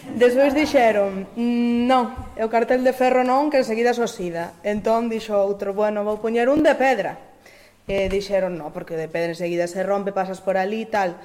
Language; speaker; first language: Galician; non-native, local second language; Spanish